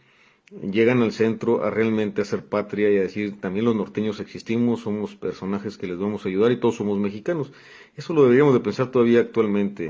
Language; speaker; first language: Spanish; native; Spanish